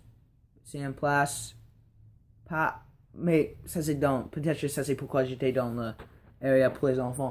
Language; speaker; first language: French; non-native, learner; English